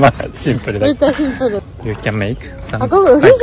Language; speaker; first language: Japanese; native; Japanese